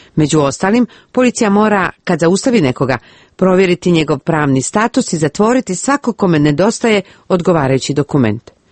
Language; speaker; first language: Croatian; native; Croatian